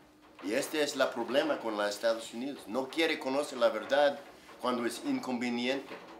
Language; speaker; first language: Spanish; non-native, learner; English